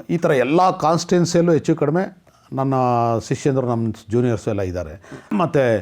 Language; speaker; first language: Kannada; non-native, local second language; Telugu